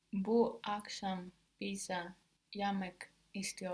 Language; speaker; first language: Turkish; non-native, learner; English